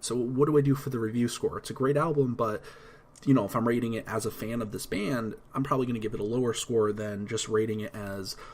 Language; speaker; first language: English; native; English